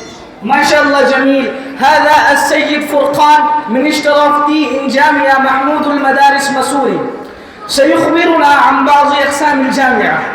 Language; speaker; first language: Arabic; non-native, learner; Urdu